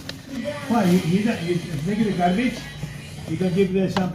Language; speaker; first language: English; non-native, learner; Indonesian